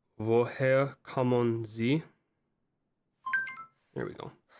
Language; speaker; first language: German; non-native, learner; English